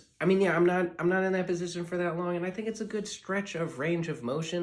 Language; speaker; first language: English; native; English